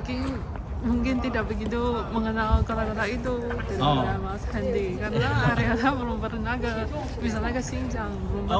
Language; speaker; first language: Indonesian; non-native, fluent; Chinese